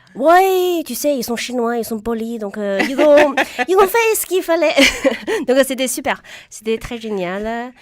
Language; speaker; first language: French; non-native, fluent; Chinese